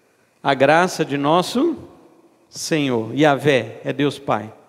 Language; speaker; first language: Portuguese; native; Portuguese